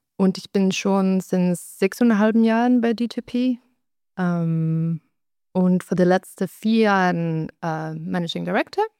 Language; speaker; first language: German; non-native, local second language; Dutch